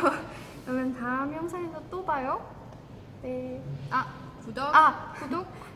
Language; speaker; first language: Korean; non-native, fluent; Estonian